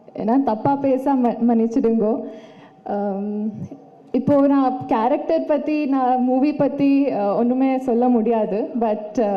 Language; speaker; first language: Tamil; non-native, learner; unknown